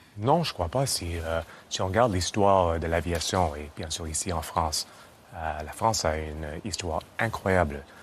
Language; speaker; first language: French; non-native, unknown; English